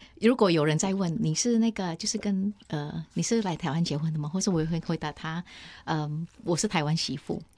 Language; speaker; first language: Chinese; non-native, fluent; Indonesian